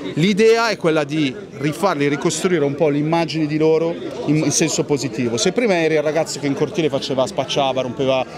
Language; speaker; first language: Italian; native; Italian